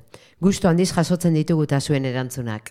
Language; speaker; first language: Basque; native; Basque